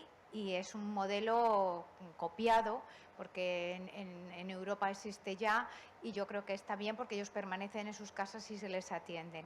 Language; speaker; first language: Spanish; native; Spanish